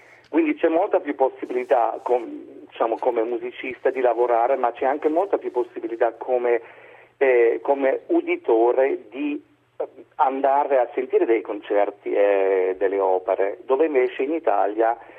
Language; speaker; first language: Italian; non-native, fluent; German